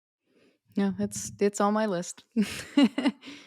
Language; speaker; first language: English; native; English